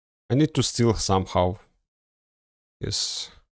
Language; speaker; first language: English; non-native, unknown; Ukrainian